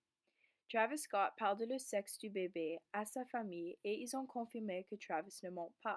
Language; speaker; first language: French; non-native, learner; English